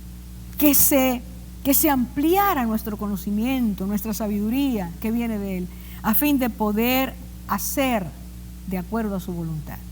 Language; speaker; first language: Spanish; native; Spanish